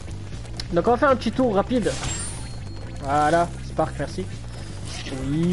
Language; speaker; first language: French; native; French